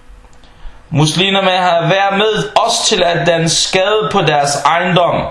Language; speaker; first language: Danish; non-native, fluent; Arabic